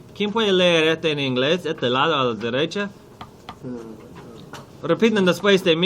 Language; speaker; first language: Spanish; non-native, learner; English